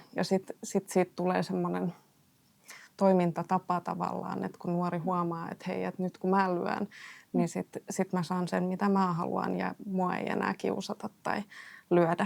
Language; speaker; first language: Finnish; native; Finnish